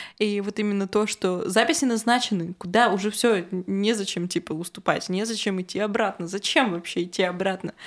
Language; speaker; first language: Russian; native; Russian